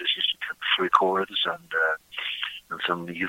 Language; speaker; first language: English; native; English